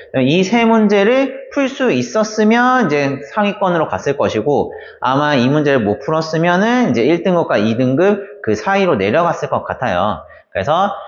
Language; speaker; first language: Korean; native; Korean